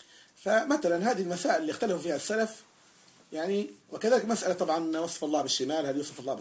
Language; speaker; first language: Arabic; native; Arabic